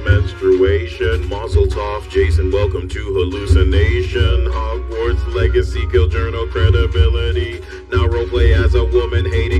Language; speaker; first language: English; native; English